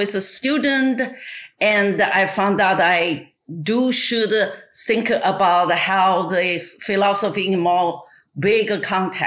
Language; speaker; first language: English; non-native, fluent; Chinese